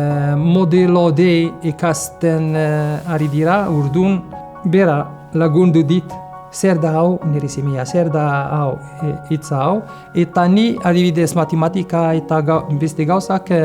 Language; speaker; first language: Basque; non-native, learner; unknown